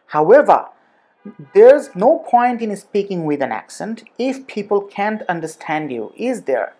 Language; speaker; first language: English; non-native, local second language; Bangla